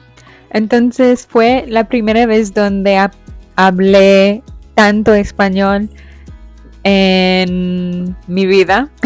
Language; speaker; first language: Spanish; non-native, fluent; English